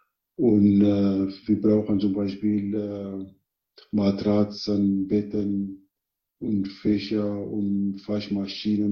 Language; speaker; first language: German; non-native, learner; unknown